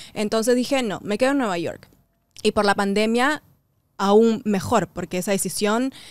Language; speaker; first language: Spanish; native; Spanish